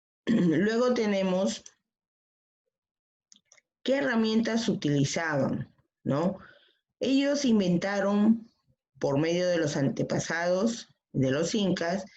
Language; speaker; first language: Spanish; native; Spanish